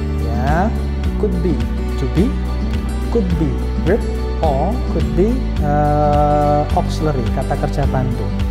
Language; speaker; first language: English; non-native, fluent; Indonesian